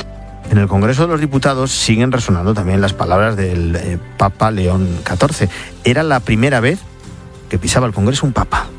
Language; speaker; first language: Spanish; native; Spanish